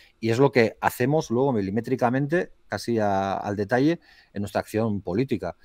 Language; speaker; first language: Spanish; native; Spanish